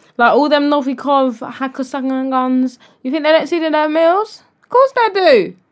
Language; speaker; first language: English; native; English